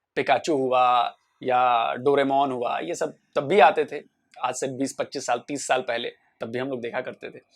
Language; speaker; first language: Hindi; native; Hindi